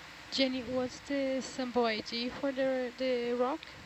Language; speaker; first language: English; non-native, fluent; Portuguese